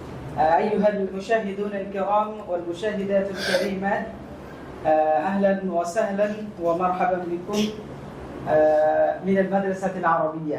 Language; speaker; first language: Arabic; non-native, fluent; Bangla